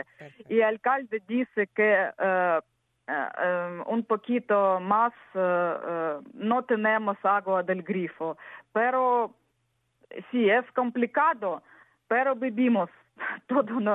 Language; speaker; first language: Spanish; non-native, learner; Ukrainian